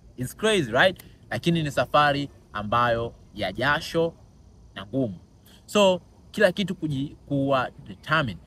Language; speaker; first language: Swahili; native; Swahili